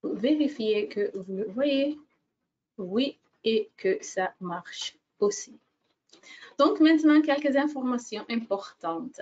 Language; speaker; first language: French; non-native, fluent; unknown